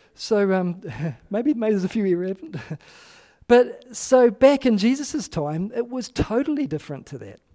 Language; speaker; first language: English; native; English